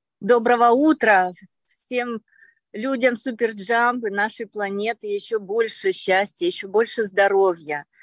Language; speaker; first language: Russian; native; Russian